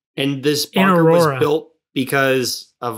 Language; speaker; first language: English; native; English